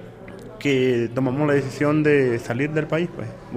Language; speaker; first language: Spanish; native; Spanish